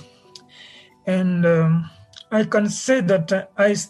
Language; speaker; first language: English; non-native, local second language; Gusii